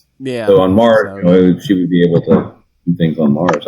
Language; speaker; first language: English; native; English